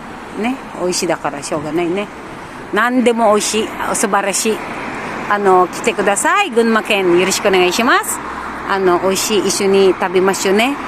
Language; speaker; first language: Japanese; non-native, learner; Filipino